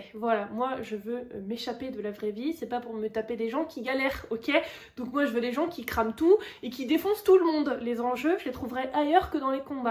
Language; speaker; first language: French; native; French